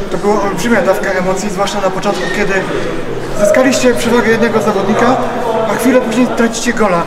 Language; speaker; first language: Polish; native; Polish